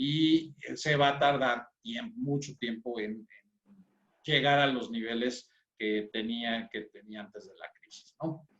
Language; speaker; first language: Spanish; native; Spanish